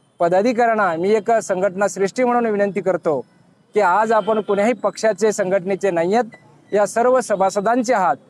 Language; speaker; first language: Marathi; native; Marathi